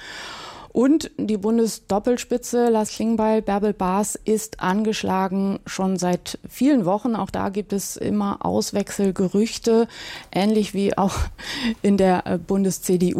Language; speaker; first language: German; native; German